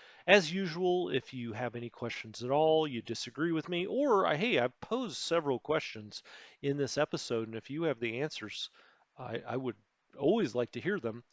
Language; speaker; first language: English; native; English